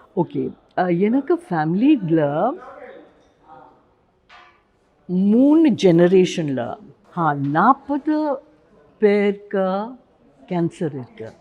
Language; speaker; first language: Tamil; non-native, learner; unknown